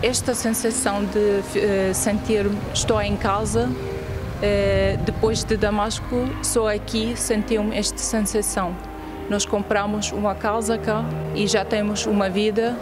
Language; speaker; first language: Portuguese; non-native, fluent; Arabic